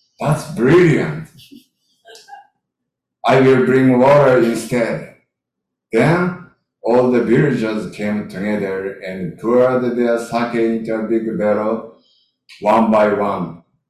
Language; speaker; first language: English; non-native, learner; Japanese